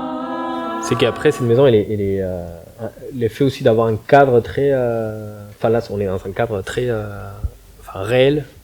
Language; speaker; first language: French; non-native, fluent; Spanish